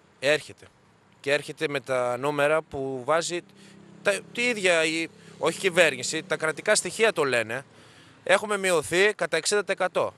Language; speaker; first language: Greek; native; Greek